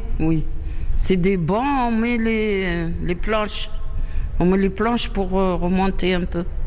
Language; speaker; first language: French; non-native, learner; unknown